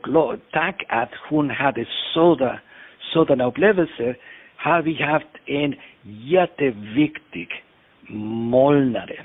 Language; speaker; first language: Swedish; non-native, fluent; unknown